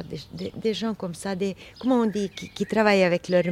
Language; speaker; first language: French; non-native, fluent; Swedish